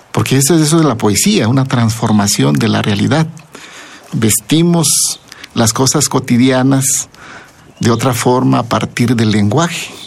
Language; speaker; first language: Spanish; non-native, local second language; Zapotec